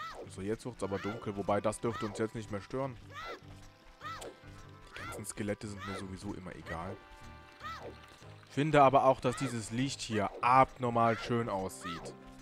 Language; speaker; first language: German; native; German